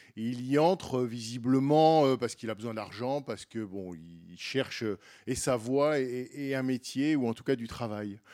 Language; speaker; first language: French; native; French